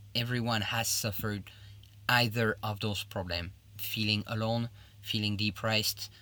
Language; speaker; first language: English; non-native, fluent; French